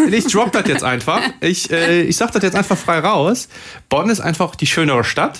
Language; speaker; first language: German; native; German